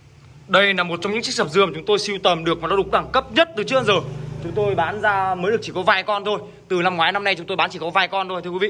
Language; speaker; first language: Vietnamese; native; Vietnamese